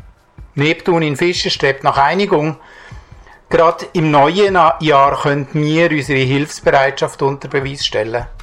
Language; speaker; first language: German; native; German